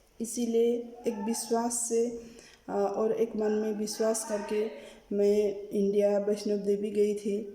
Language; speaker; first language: Hindi; non-native, learner; Nepali